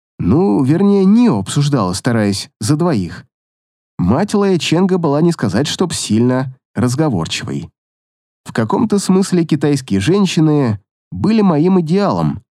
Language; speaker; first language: Russian; native; Russian